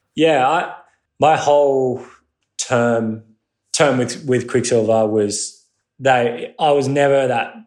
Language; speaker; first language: English; non-native, local second language; Japanese